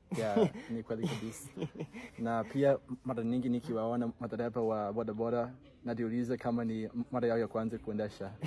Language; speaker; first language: Swahili; non-native, fluent; English